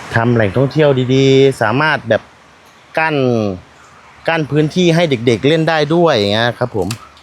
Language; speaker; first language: Thai; non-native, local second language; Northeastern Thai